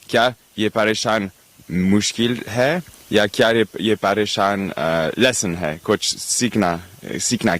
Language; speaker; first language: Hindi; non-native, learner; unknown